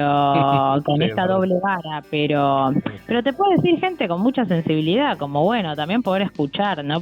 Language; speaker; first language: Spanish; native; Spanish